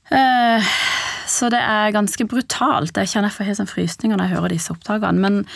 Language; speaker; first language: Norwegian; early bilingual, other home language; Persian